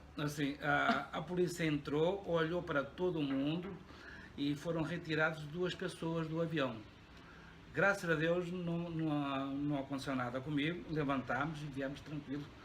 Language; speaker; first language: Portuguese; native; Portuguese